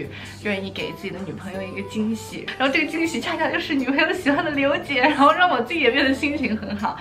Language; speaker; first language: Chinese; native; Chinese